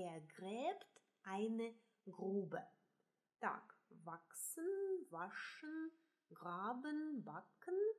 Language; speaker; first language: German; non-native, fluent; Russian